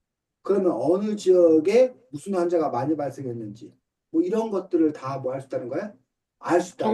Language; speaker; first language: Korean; native; Korean